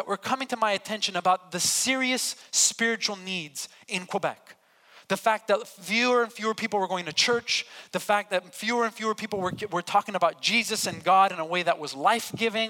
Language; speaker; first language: English; native; English